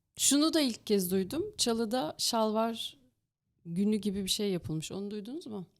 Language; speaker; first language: Turkish; native; Turkish